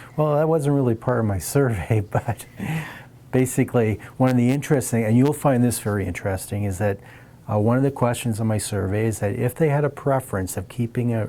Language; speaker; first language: English; native; English